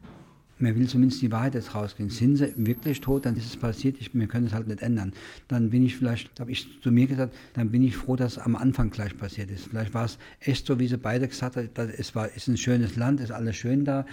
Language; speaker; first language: German; native; German